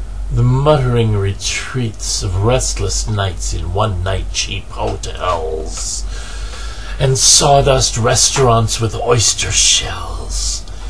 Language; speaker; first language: English; native; English